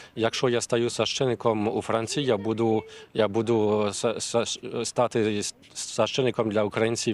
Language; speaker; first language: Ukrainian; non-native, learner; French